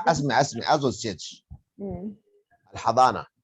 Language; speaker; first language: Arabic; native; Arabic